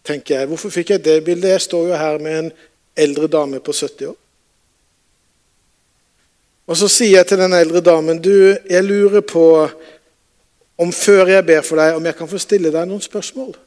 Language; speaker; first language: Norwegian; native; Norwegian